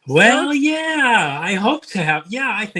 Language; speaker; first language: English; native; English